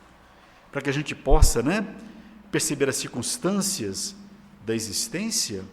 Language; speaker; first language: Portuguese; native; Portuguese